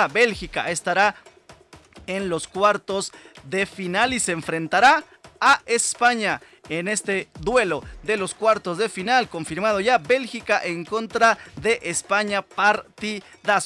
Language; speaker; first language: Spanish; native; Spanish